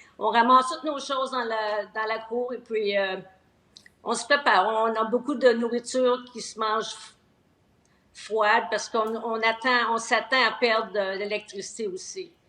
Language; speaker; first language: French; native; French